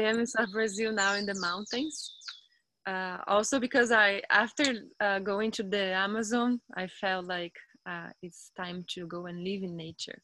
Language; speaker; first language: English; non-native, fluent; Portuguese